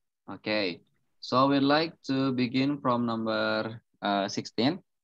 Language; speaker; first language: English; non-native, fluent; Indonesian